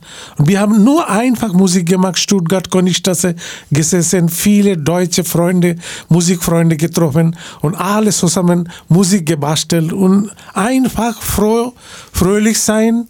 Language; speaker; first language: German; non-native, fluent; Bangla